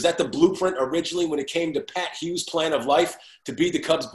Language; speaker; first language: English; native; English